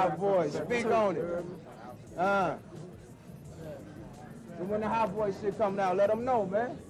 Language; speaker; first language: English; native; English